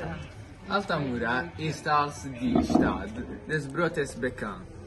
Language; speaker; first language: German; non-native, learner; Italian